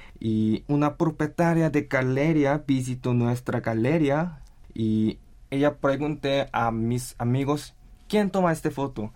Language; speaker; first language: Spanish; non-native, learner; Korean